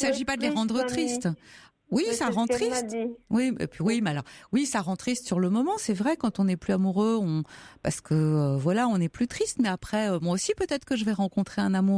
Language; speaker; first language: French; native; French